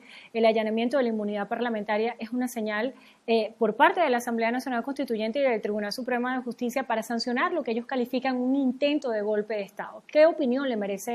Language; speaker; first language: Spanish; native; Spanish